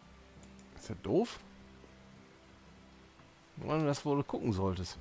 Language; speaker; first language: German; native; German